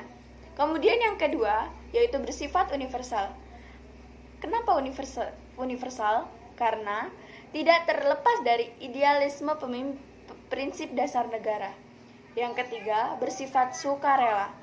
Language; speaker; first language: Indonesian; native; Indonesian